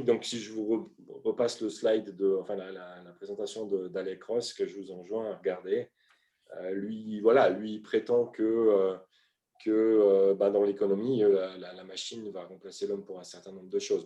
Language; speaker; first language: French; native; French